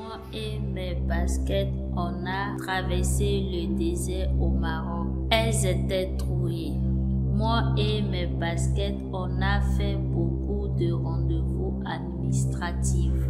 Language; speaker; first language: French; non-native, learner; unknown